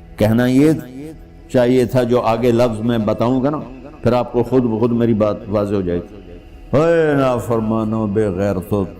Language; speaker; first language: Urdu; non-native, local second language; Punjabi